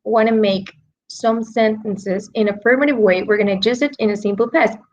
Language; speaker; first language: English; non-native, fluent; Spanish